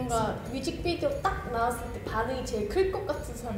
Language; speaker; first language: Korean; native; Korean